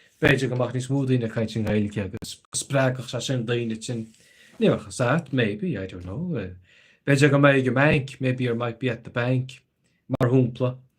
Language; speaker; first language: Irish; native; Irish